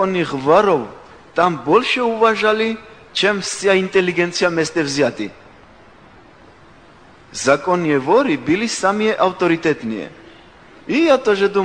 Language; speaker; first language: Russian; non-native, local second language; Georgian